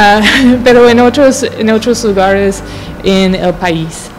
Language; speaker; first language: Spanish; non-native, fluent; English